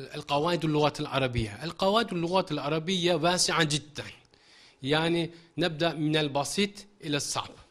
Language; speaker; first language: Arabic; non-native, fluent; Turkish